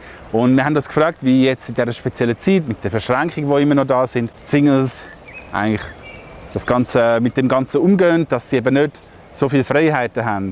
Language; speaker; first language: German; native; German